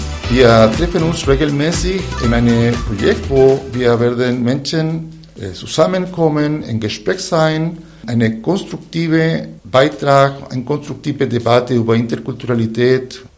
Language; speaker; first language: German; non-native, fluent; Spanish